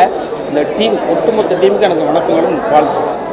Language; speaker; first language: Tamil; native; Tamil